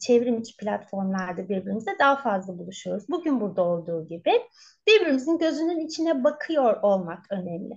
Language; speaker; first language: Turkish; native; Turkish